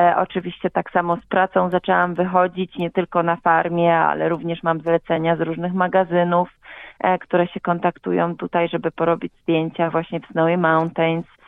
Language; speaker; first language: Polish; native; Polish